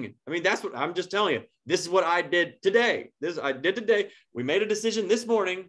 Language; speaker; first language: English; native; English